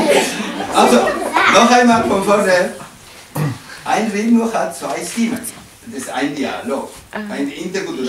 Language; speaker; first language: German; non-native, learner; Spanish